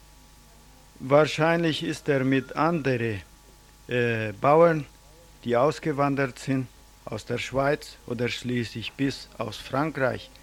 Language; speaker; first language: German; early bilingual, heritage; German